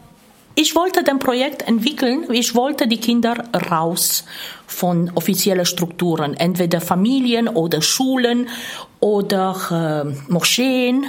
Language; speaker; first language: German; non-native, fluent; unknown